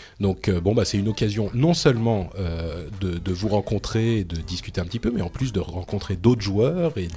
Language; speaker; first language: French; native; French